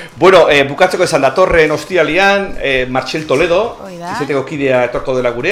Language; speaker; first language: Basque; native; Basque